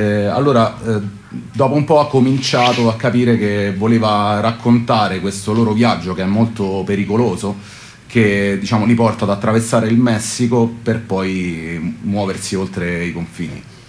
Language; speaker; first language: Italian; native; Italian